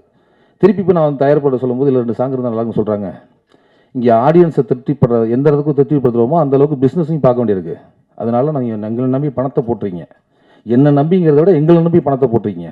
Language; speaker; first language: Tamil; native; Tamil